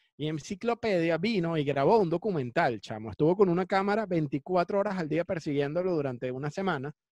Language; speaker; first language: Spanish; native; Spanish